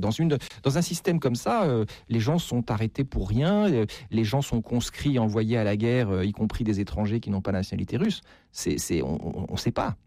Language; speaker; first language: French; native; French